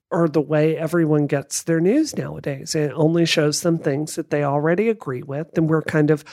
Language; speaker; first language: English; native; English